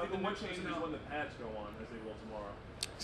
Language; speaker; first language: English; native; English